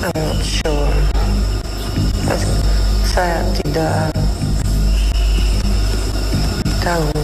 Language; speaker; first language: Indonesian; non-native, learner; English